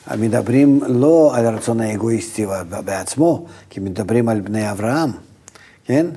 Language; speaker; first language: Hebrew; non-native, fluent; Russian